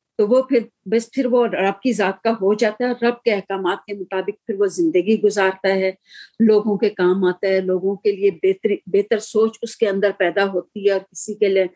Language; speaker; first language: Urdu; native; Urdu